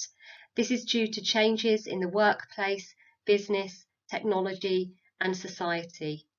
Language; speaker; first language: English; native; English